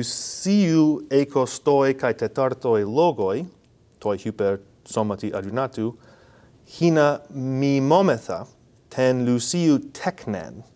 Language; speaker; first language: Greek; non-native, fluent; English